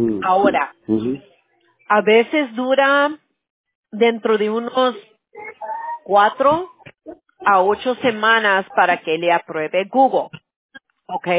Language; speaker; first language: Spanish; early bilingual, heritage; Spanish